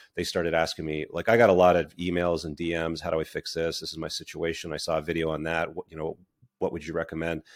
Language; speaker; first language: English; native; English